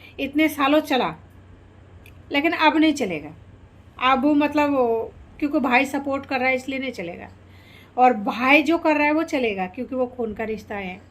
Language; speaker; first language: Hindi; non-native, local second language; Bangla